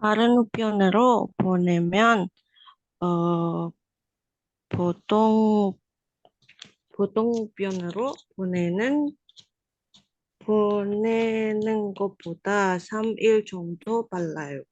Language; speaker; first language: Korean; non-native, learner; Indonesian